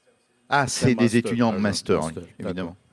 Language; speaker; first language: French; native; French